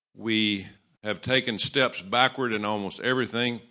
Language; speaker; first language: English; native; English